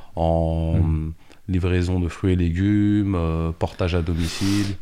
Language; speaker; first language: French; native; French